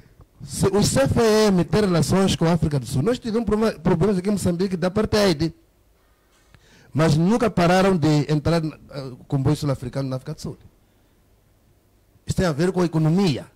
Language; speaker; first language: Portuguese; native; Portuguese